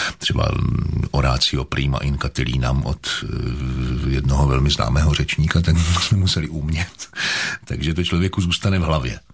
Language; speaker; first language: Czech; native; Czech